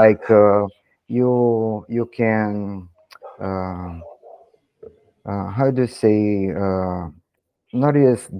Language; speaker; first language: English; non-native, learner; Portuguese